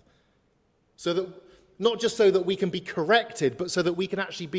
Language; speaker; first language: English; native; English